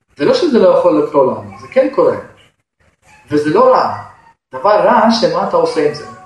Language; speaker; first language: Hebrew; non-native, fluent; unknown